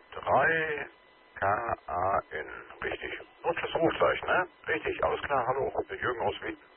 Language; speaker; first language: German; native; German